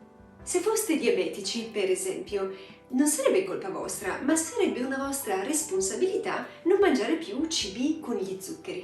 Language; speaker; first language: Italian; native; Italian